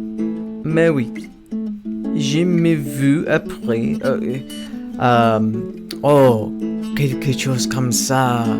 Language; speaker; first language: French; non-native, learner; English